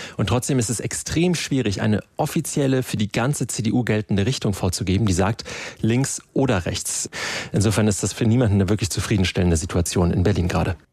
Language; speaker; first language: German; native; German